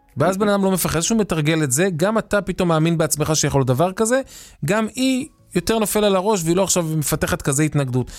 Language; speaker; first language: Hebrew; native; Hebrew